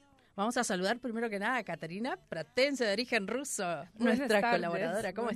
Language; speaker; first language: Spanish; native; Spanish